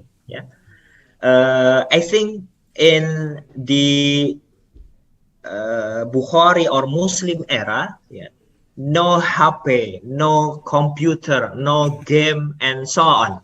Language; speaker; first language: English; non-native, fluent; Indonesian